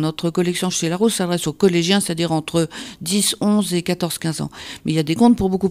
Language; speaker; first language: French; native; French